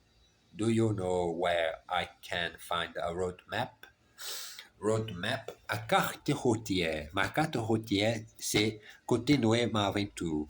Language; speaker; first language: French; non-native, learner; German